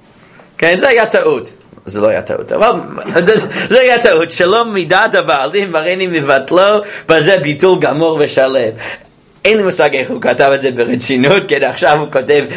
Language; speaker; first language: Hebrew; non-native, fluent; English